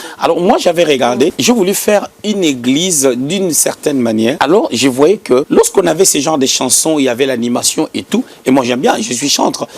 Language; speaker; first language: French; non-native, local second language; Lingala